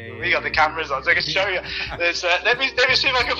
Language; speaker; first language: English; native; English